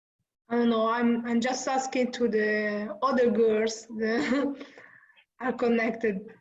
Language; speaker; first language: English; non-native, fluent; Italian